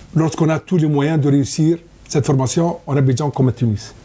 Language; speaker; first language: French; non-native, local second language; Arabic